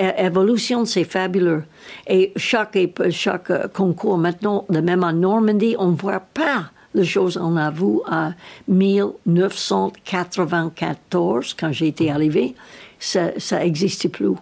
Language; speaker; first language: French; non-native, learner; English